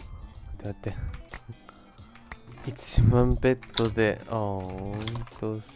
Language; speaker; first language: Japanese; non-native, learner; Chinese